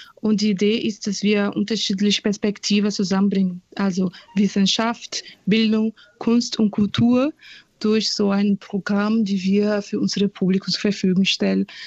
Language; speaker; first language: German; non-native, fluent; Portuguese